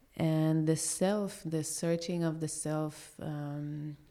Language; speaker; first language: English; non-native, fluent; Hebrew